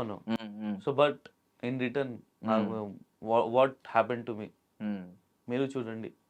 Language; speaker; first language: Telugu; non-native, local second language; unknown